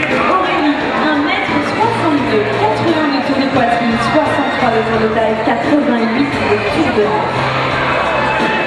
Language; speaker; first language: French; native; French